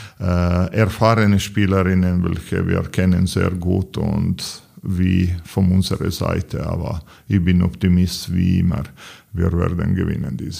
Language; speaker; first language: German; non-native, learner; Serbian